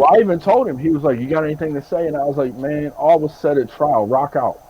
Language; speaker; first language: English; native; English